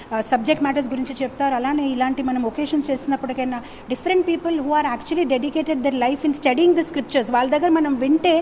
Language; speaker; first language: English; non-native, local second language; Telugu